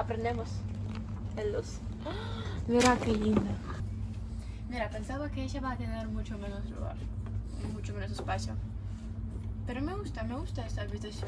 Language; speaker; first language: Spanish; non-native, learner; Ukrainian